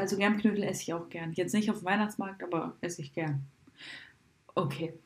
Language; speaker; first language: German; native; German